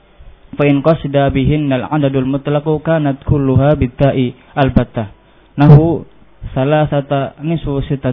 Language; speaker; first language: Arabic; non-native, fluent; Indonesian